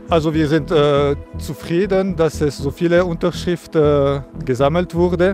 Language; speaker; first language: German; non-native, local second language; French